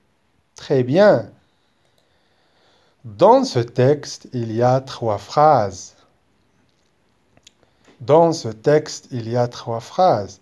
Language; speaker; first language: French; non-native, local second language; Arabic